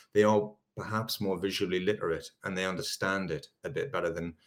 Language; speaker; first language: English; native; English